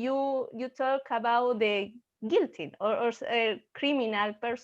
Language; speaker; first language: English; non-native, learner; Spanish